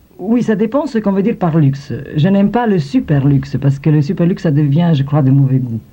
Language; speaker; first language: French; non-native, fluent; Italian